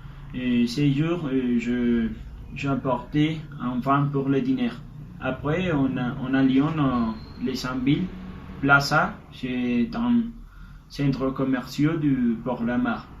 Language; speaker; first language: French; non-native, learner; Spanish